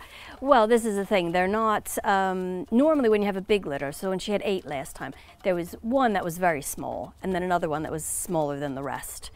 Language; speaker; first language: English; native; English